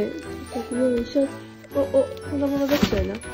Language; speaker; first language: Japanese; native; Japanese